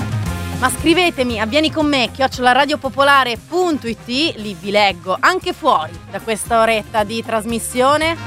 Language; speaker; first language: Italian; native; Italian